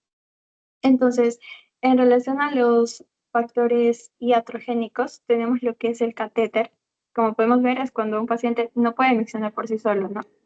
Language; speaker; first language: Spanish; native; Spanish